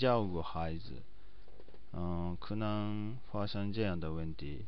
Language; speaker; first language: Chinese; non-native, learner; Japanese